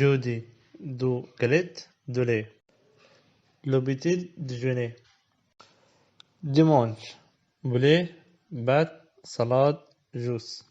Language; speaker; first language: French; non-native, learner; Arabic